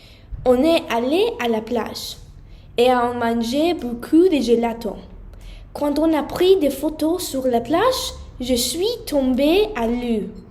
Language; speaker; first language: French; non-native, learner; English